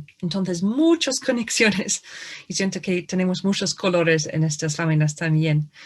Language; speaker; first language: Spanish; non-native, fluent; English